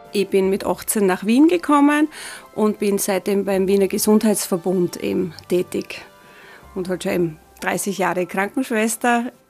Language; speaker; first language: German; native; German